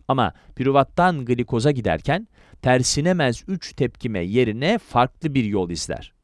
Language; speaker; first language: Turkish; native; Turkish